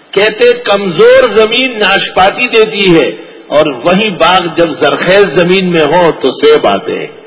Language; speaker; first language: Urdu; non-native, local second language; Pashto